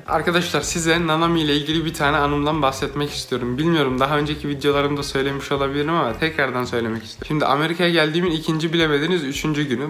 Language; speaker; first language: Turkish; native; Turkish